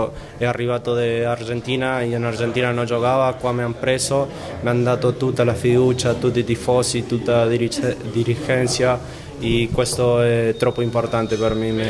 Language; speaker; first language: Italian; non-native, learner; Spanish